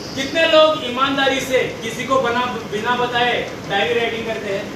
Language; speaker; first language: Hindi; non-native, local second language; Marathi